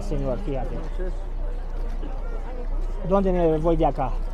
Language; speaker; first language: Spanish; non-native, learner; Romanian